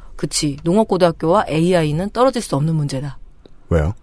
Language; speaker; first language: Korean; native; Korean